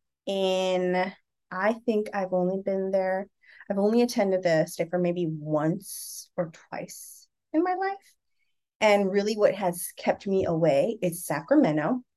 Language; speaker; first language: English; early bilingual, other home language; Spanish